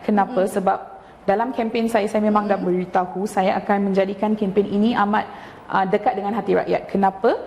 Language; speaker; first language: Malay; non-native, local second language; Tamil